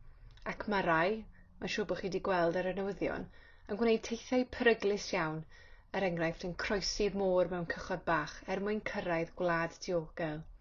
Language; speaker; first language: Welsh; native; Welsh